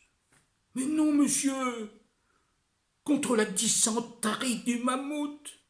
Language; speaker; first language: French; native; French